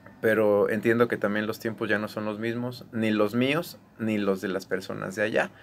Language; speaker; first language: Spanish; native; Spanish